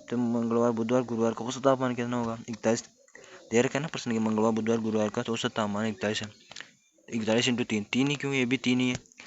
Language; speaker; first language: Hindi; native; Hindi